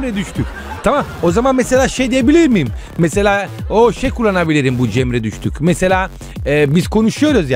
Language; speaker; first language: Turkish; non-native, fluent; Italian